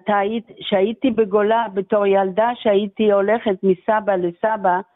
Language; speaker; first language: Hebrew; non-native, fluent; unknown